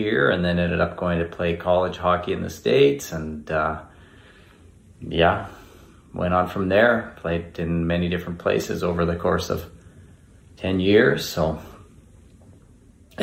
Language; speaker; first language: English; native; English